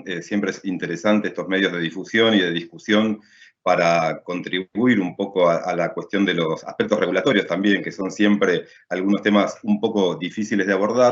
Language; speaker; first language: Spanish; native; Spanish